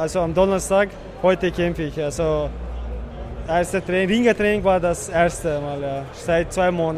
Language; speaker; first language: German; non-native, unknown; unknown